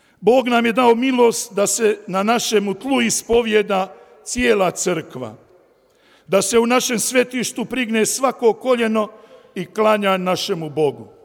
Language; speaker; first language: Croatian; native; Croatian